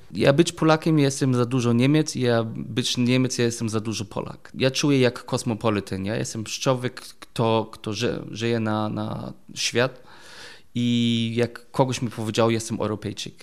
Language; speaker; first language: Polish; non-native, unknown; German